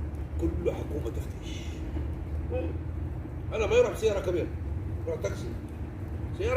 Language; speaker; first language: Arabic; non-native, learner; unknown